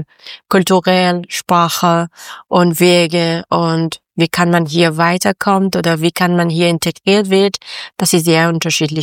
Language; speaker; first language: German; non-native, learner; Persian